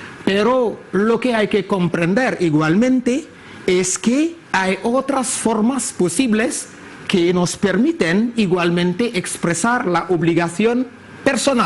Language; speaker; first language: Spanish; non-native, fluent; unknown